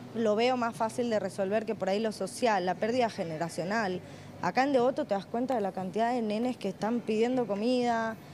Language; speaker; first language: Spanish; native; Spanish